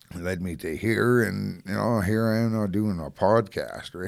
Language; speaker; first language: English; native; English